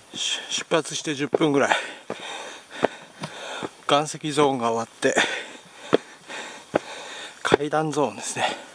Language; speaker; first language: Japanese; native; Japanese